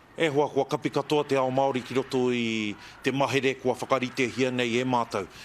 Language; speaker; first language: Māori; native; Māori